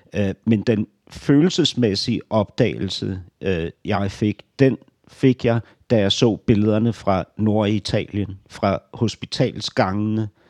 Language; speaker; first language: Danish; native; Danish